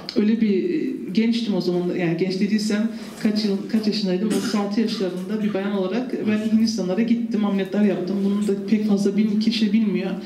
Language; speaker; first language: Turkish; early bilingual, heritage; Turkish